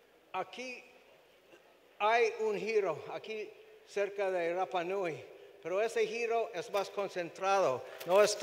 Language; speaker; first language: Spanish; non-native, fluent; English